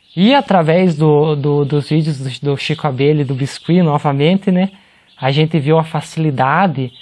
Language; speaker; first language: Portuguese; native; Portuguese